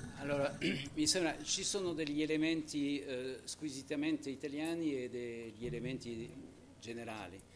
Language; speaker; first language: Italian; non-native, fluent; French